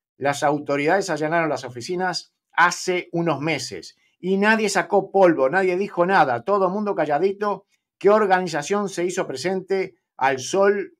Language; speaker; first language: Spanish; native; Spanish